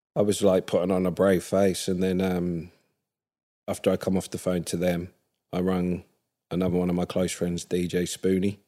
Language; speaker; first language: English; native; English